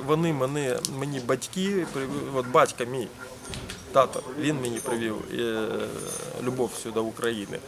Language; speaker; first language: Ukrainian; early bilingual, heritage; Ukrainian